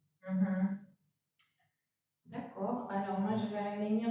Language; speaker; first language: French; non-native, fluent; Russian